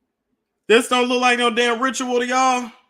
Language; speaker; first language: English; native; English